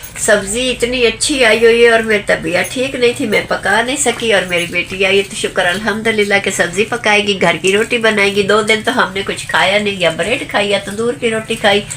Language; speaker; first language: Urdu; non-native, local second language; Punjabi